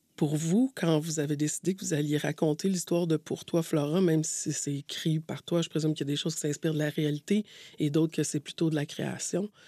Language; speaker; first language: French; native; French